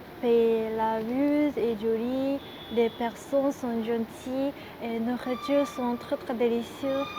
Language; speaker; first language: French; non-native, learner; Japanese